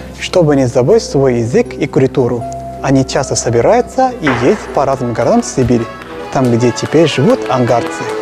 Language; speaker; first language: Russian; non-native, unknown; Japanese